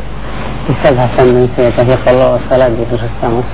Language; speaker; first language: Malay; non-native, fluent; Arabic